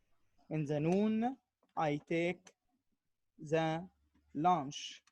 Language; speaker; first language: English; non-native, learner; Arabic